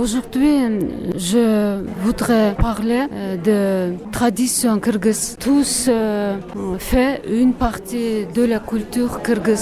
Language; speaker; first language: French; non-native, learner; Kyrgyz